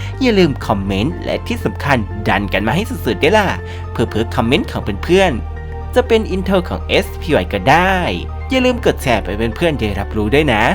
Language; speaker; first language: Thai; native; Thai